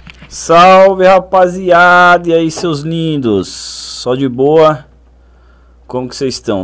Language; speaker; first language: Portuguese; native; Portuguese